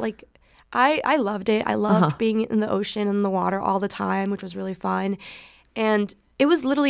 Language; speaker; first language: English; non-native, fluent; Spanish